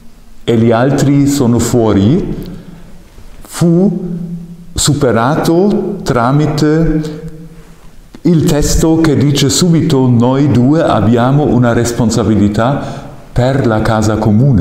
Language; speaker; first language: Italian; non-native, fluent; German